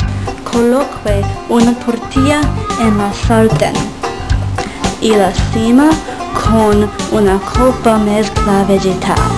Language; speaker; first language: Spanish; non-native, learner; English